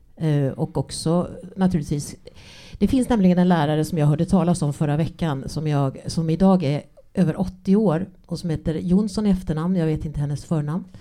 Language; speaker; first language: Swedish; early bilingual, other home language; English